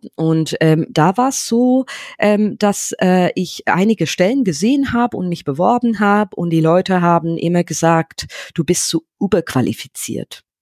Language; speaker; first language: German; non-native, fluent; English